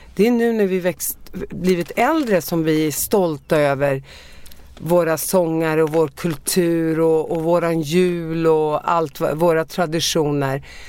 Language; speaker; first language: Swedish; early bilingual, other home language; Arabic